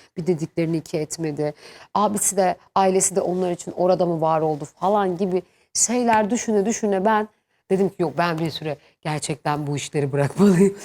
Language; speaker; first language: Turkish; native; Turkish